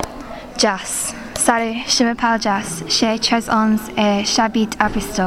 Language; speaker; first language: French; non-native, learner; English